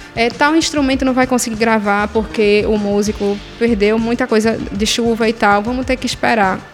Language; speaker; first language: Portuguese; native; Portuguese